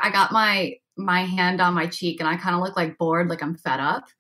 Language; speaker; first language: English; native; English